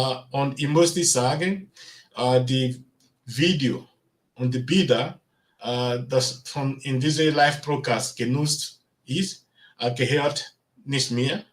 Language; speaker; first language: German; non-native, learner; Bini